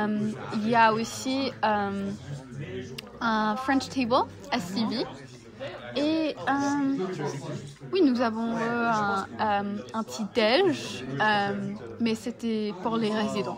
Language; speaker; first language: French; non-native, learner; English